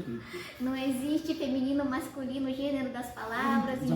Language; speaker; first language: Portuguese; early bilingual, heritage; Portuguese